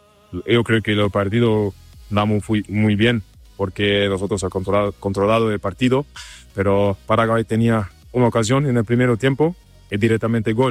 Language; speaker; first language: Spanish; non-native, learner; German